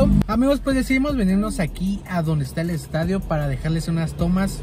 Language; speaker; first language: Spanish; native; Spanish